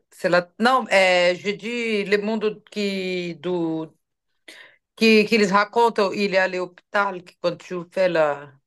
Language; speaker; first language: French; non-native, fluent; Portuguese